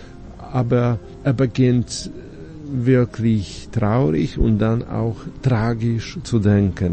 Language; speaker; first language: German; non-native, fluent; Polish